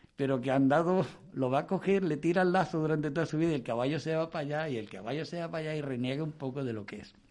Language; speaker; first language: Spanish; native; Spanish